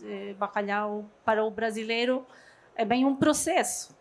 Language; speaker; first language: Portuguese; non-native, fluent; Norwegian